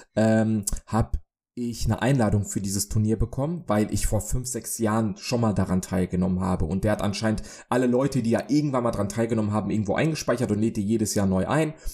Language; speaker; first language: German; early bilingual, other home language; Polish